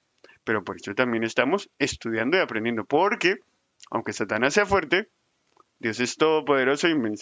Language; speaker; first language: Spanish; native; Spanish